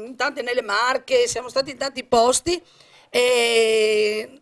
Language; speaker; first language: Italian; native; Italian